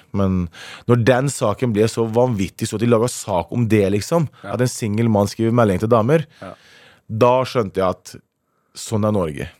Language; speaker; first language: Norwegian; native; Norwegian